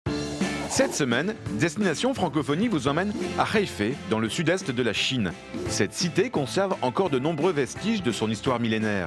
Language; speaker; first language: French; native; French